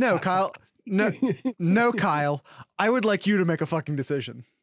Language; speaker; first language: English; native; English